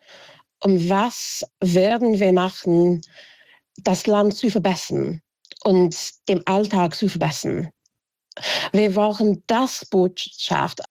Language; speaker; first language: German; non-native, fluent; English